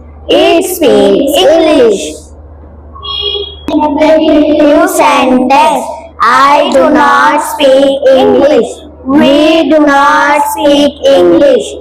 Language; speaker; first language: English; non-native, learner; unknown